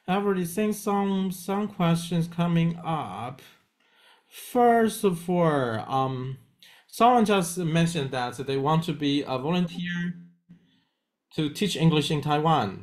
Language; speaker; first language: English; non-native, fluent; Chinese